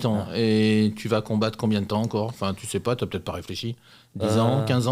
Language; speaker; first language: French; native; French